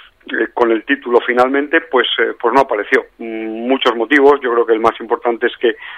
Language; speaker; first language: Spanish; native; Spanish